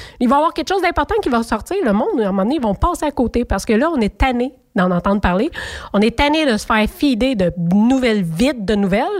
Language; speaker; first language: French; native; French